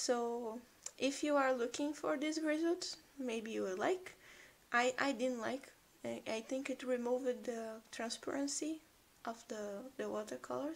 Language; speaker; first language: English; non-native, fluent; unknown